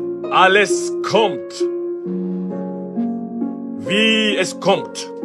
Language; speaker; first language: German; non-native, learner; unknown